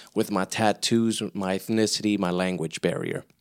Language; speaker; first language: English; early bilingual, other home language; Spanish